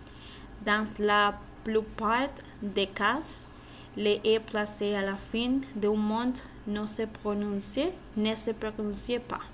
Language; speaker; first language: French; non-native, learner; Spanish